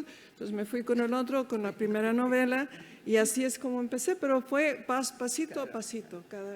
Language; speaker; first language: Spanish; early bilingual, heritage; Spanish